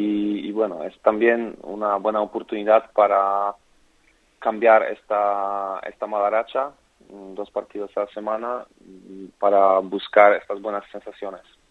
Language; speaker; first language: Spanish; non-native, fluent; Polish